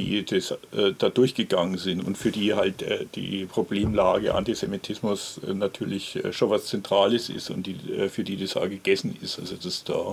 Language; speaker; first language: German; native; German